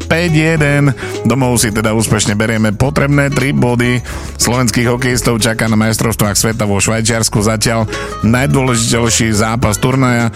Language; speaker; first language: Slovak; native; Slovak